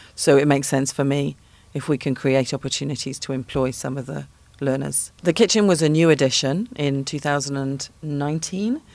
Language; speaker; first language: English; native; English